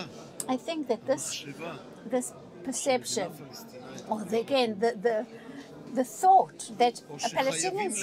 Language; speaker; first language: English; non-native, fluent; Hebrew